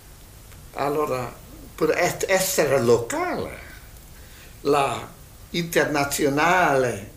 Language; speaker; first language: Italian; non-native, learner; Hungarian